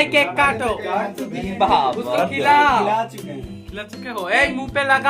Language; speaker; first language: Hindi; non-native, local second language; Bangla